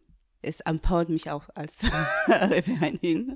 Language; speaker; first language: German; non-native, fluent; French